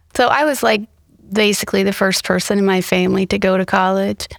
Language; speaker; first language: English; native; English